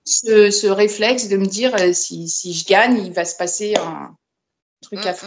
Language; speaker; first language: French; native; French